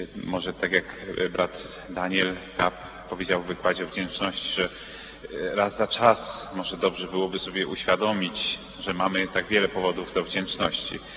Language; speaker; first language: Polish; early bilingual, heritage; Polish